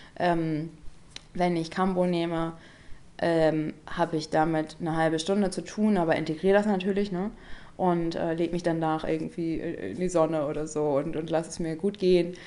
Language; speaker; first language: German; native; German